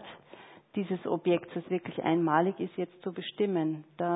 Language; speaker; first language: German; native; German